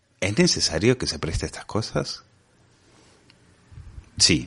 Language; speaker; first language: Spanish; native; Spanish